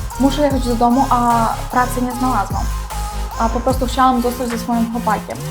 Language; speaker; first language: Polish; non-native, learner; Ukrainian